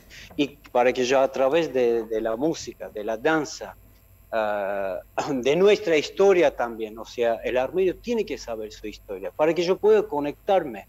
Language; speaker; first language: Spanish; non-native, fluent; Armenian